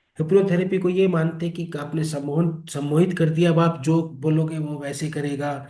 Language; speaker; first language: Hindi; native; Hindi